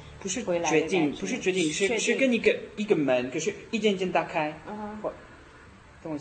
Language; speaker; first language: Chinese; non-native, learner; French